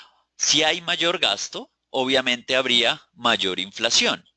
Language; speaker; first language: Spanish; native; Spanish